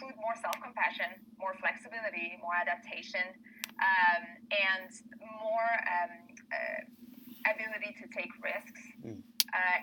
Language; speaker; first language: English; native; English